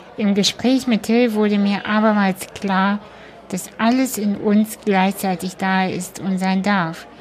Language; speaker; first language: German; early bilingual, other home language; Russian